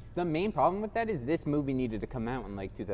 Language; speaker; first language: English; native; English